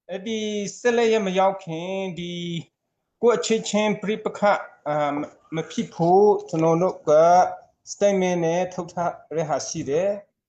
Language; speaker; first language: Burmese; non-native, local second language; Hakha Chin